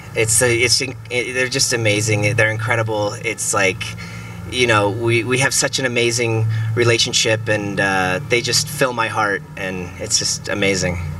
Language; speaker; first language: English; native; English